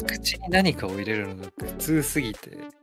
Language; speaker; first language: Japanese; native; Japanese